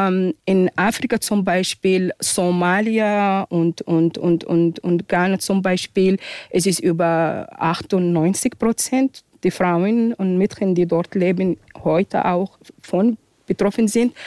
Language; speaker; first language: German; non-native, fluent; Arabic